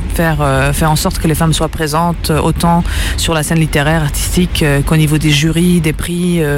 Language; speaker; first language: French; early bilingual, other home language; Serbian